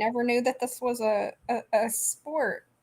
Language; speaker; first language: English; native; English